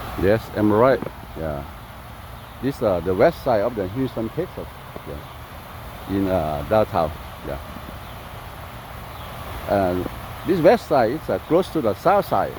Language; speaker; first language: English; non-native, learner; Lao